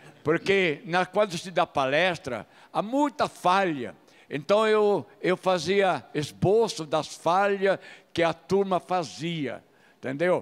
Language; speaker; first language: Portuguese; non-native, fluent; Italian